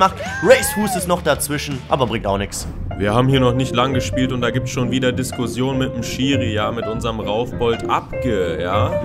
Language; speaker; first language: German; native; German